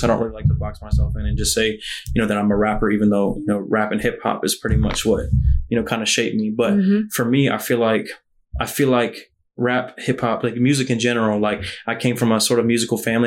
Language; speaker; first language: English; native; English